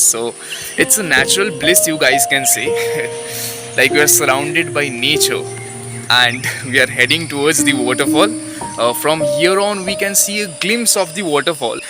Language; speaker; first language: English; non-native, local second language; Bangla